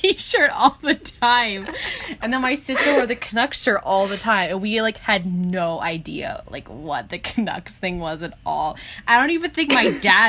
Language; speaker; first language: English; native; English